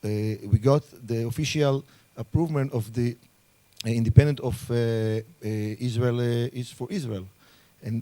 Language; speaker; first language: English; non-native, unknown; Hebrew